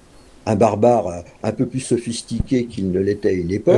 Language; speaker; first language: French; native; French